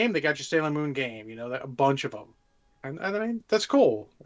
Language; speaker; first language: English; native; English